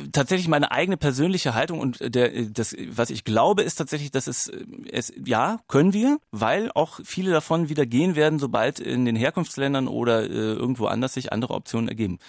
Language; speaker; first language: German; native; German